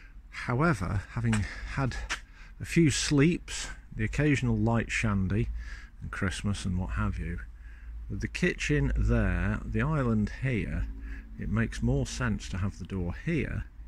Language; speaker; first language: English; native; English